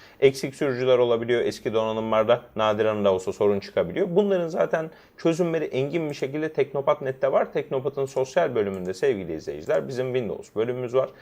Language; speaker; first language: Turkish; native; Turkish